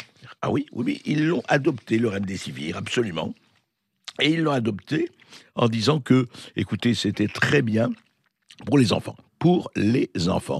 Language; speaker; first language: French; native; French